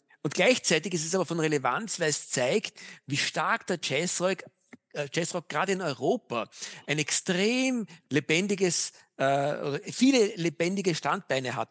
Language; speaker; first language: German; native; German